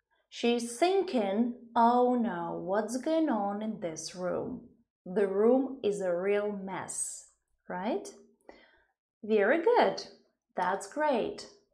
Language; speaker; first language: English; non-native, fluent; Ukrainian